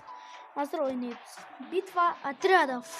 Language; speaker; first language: Russian; non-native, local second language; Kyrgyz